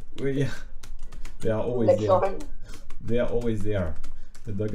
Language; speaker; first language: English; non-native, fluent; French